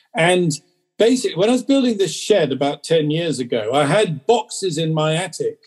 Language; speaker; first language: English; native; English